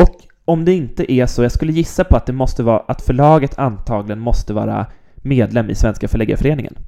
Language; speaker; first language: Swedish; native; Swedish